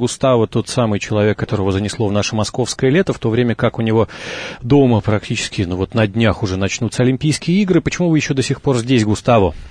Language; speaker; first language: Russian; native; Russian